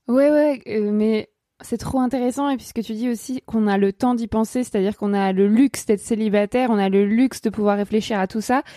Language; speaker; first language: French; native; French